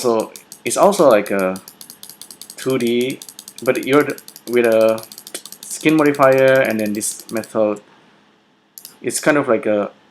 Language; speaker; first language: English; non-native, fluent; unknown